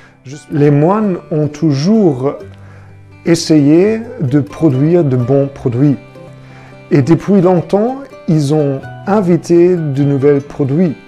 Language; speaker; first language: French; non-native, fluent; German